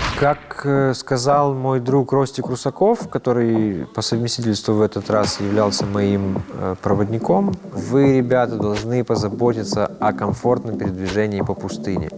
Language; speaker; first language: Russian; native; Russian